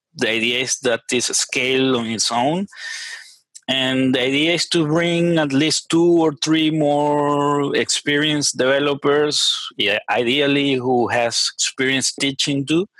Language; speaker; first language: English; non-native, fluent; Spanish